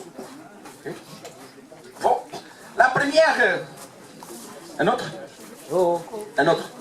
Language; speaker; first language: French; non-native, learner; Portuguese